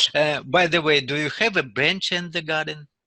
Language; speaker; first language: English; non-native, learner; Russian